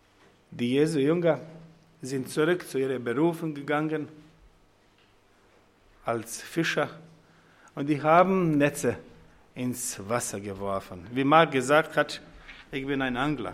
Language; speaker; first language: German; non-native, fluent; Croatian